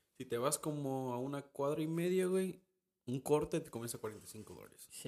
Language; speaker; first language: Spanish; early bilingual, heritage; Spanish